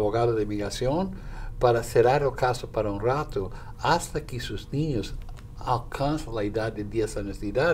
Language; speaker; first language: Spanish; non-native, fluent; Portuguese